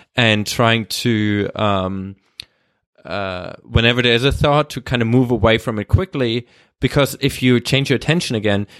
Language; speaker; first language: English; non-native, fluent; German